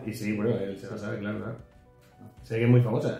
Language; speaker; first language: Spanish; native; Spanish